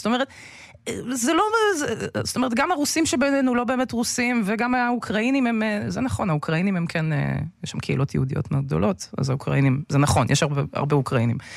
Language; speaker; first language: Hebrew; early bilingual, other home language; Russian